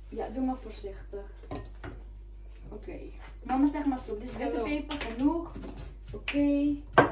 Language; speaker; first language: Dutch; native; Dutch